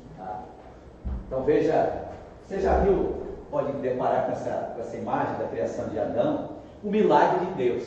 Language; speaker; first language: Portuguese; native; Portuguese